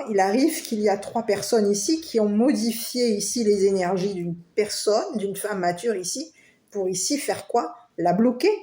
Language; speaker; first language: French; native; French